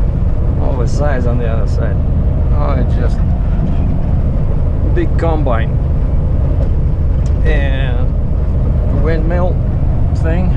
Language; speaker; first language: English; non-native, fluent; Russian